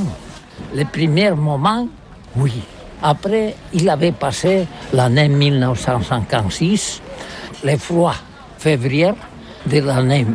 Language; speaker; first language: French; non-native, learner; Catalan